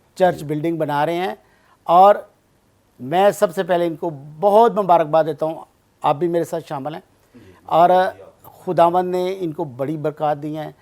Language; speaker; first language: Urdu; non-native, local second language; Punjabi